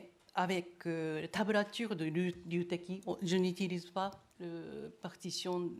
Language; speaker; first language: French; non-native, learner; Japanese